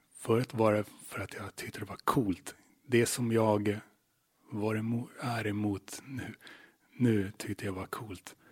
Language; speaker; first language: Swedish; native; Swedish